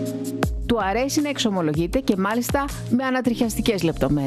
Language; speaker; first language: Greek; native; Greek